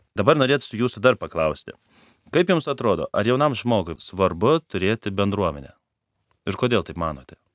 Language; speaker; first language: Lithuanian; native; Lithuanian